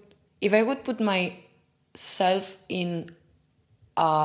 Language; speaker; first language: English; non-native, fluent; Spanish